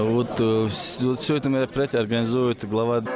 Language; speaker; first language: Russian; native; Russian